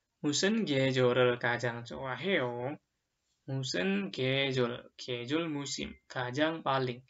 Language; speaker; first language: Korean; non-native, fluent; Indonesian